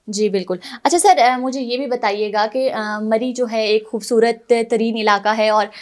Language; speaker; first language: Urdu; native; Urdu